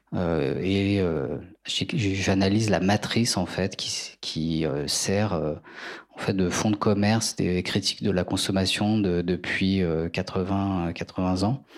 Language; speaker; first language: French; native; French